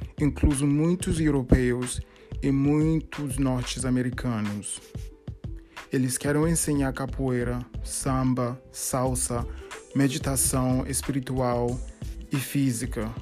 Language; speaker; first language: Portuguese; non-native, learner; English